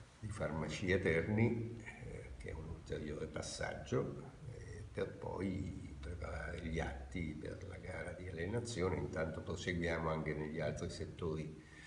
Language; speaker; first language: Italian; native; Italian